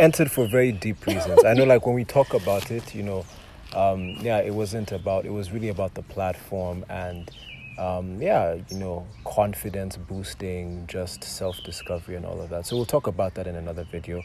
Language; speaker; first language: English; non-native, local second language; Yoruba